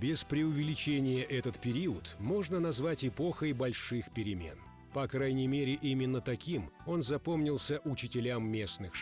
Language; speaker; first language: Russian; native; Russian